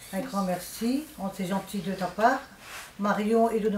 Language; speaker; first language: French; native; French